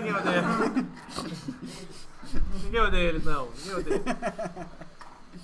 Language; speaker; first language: Portuguese; native; Portuguese